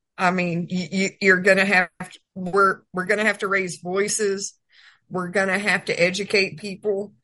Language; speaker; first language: English; native; English